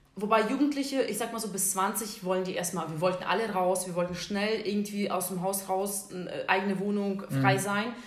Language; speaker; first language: German; non-native, fluent; Russian